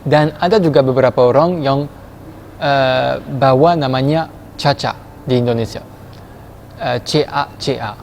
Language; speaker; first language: Indonesian; non-native, fluent; French